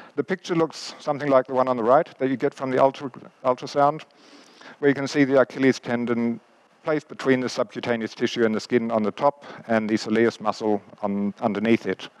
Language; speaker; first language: English; native; English